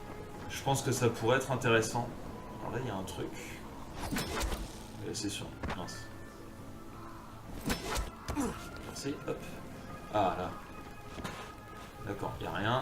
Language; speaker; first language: French; native; French